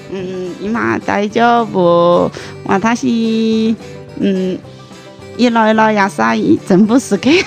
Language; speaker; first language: Japanese; non-native, fluent; Chinese